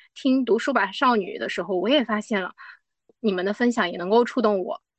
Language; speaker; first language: Chinese; non-native, local second language; Uyghur